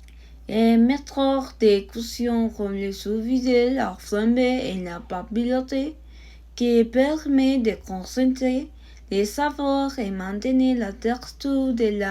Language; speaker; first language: French; non-native, learner; Spanish